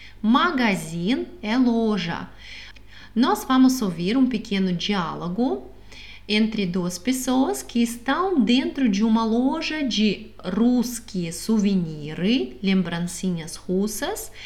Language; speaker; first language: Portuguese; non-native, fluent; Russian